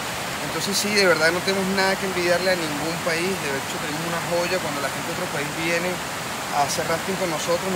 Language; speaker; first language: Spanish; native; Spanish